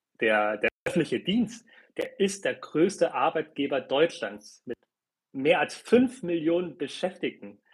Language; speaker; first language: German; early bilingual, other home language; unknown